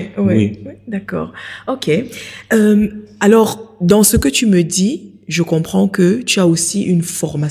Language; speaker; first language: French; native; French